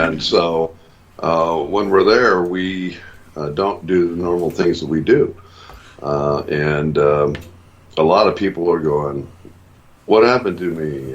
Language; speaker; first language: English; native; English